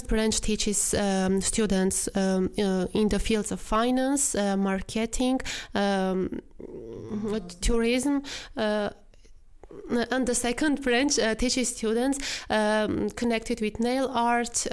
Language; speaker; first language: English; non-native, fluent; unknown